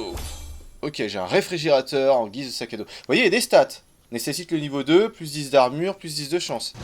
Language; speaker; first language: French; native; French